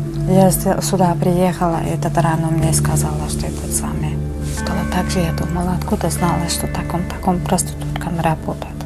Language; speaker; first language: Russian; non-native, local second language; Uzbek